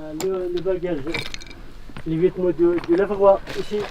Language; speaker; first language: French; non-native, learner; Central Atlas Tamazight